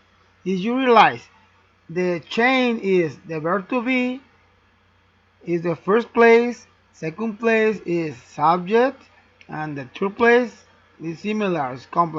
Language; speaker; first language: English; non-native, learner; Spanish